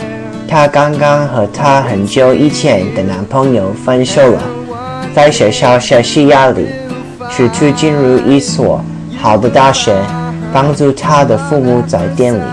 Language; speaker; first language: Chinese; non-native, learner; English